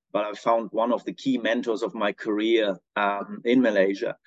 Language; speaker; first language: English; non-native, fluent; German